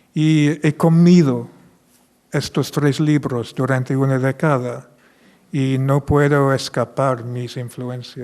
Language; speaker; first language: Spanish; non-native, fluent; English